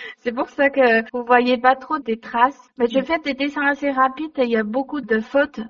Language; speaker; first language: French; non-native, learner; Chinese